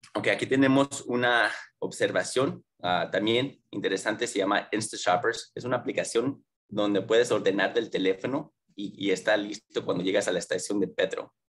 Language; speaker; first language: Spanish; early bilingual, heritage; Spanish